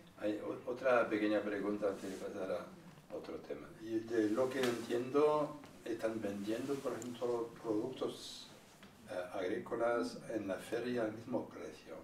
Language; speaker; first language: Spanish; non-native, fluent; French